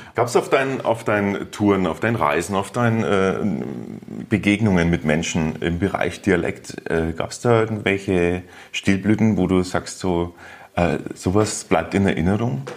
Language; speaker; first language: German; native; German